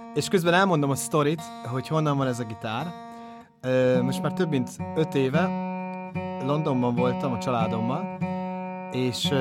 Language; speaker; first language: Hungarian; native; Hungarian